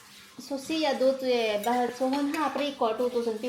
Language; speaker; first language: Danish; non-native, learner; Filipino